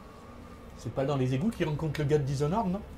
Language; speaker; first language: French; native; French